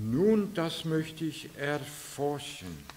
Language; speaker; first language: German; non-native, fluent; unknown